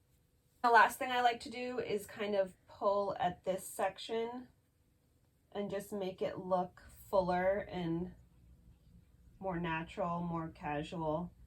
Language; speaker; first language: English; native; English